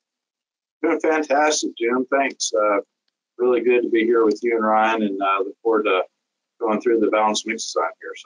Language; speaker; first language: English; native; English